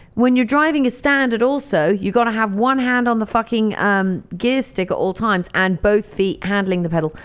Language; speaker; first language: English; native; English